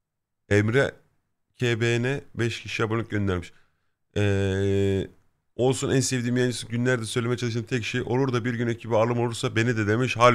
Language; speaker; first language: Turkish; native; Turkish